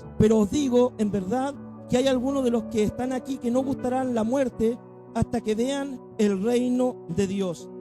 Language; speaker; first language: Spanish; native; Spanish